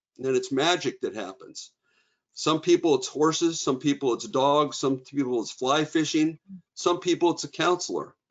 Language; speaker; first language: English; native; English